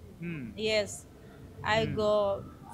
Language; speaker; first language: English; non-native, learner; Indonesian